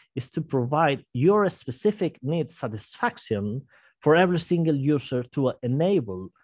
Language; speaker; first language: English; non-native, fluent; Spanish